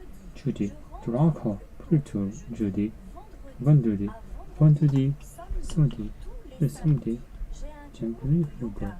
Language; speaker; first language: French; non-native, learner; Japanese